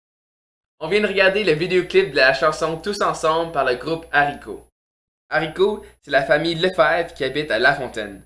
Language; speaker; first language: French; native; French